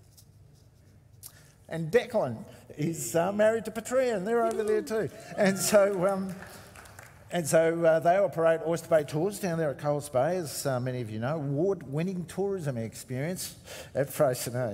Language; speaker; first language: English; native; English